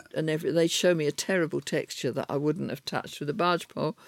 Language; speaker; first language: English; native; English